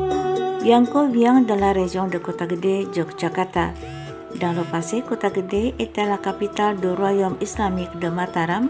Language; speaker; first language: French; non-native, fluent; Indonesian